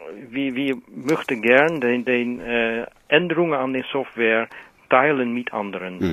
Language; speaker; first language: German; non-native, learner; Dutch